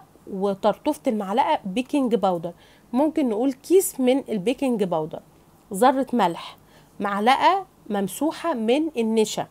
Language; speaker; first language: Arabic; native; Arabic